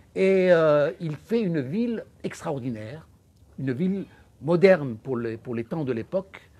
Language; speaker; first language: French; non-native, local second language; Arabic